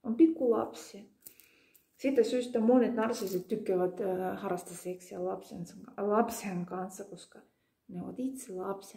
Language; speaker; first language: Finnish; non-native, fluent; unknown